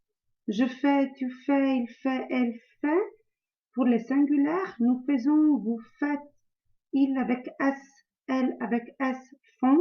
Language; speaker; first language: French; non-native, learner; Italian